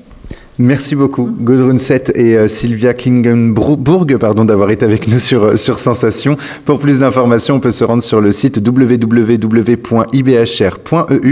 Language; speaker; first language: French; native; French